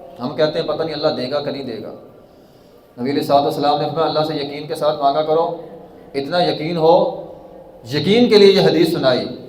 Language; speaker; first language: Urdu; non-native, local second language; Punjabi